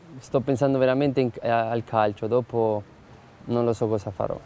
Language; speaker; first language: Italian; non-native, fluent; Spanish